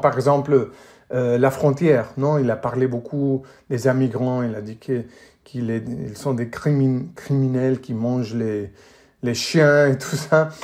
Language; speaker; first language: French; non-native, fluent; English